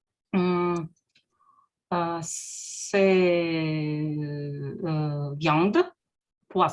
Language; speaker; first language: French; non-native, learner; Russian